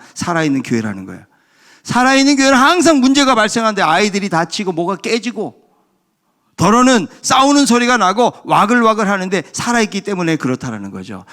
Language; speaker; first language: Korean; native; Korean